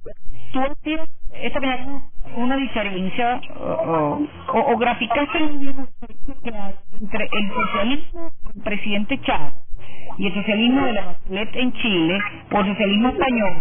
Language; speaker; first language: Spanish; native; Spanish